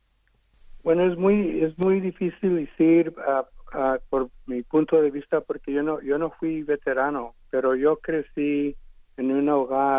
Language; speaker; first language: Spanish; early bilingual, heritage; Spanish